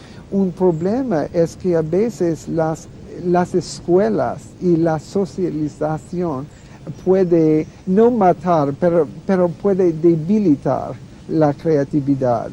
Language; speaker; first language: Spanish; non-native, fluent; English